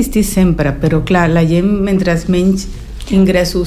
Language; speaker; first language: Catalan; early bilingual, heritage; Spanish